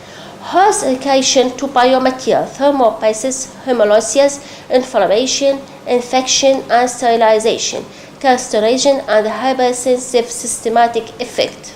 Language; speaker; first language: English; non-native, local second language; Arabic